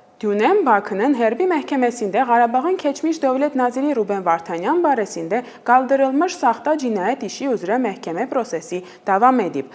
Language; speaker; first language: Azerbaijani; non-native, fluent; Armenian